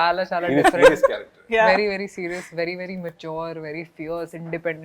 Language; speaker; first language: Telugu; non-native, local second language; Hindi